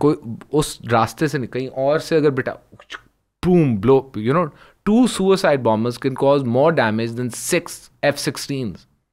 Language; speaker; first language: Urdu; early bilingual, heritage; Hindi